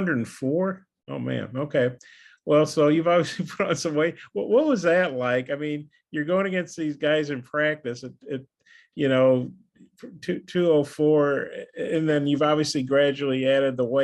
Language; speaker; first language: English; native; English